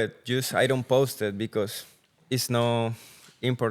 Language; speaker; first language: English; non-native, learner; Spanish